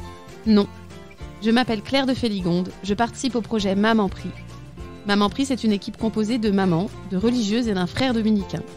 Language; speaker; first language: French; native; French